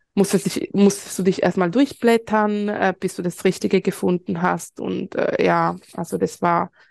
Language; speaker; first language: German; early bilingual, other home language; Spanish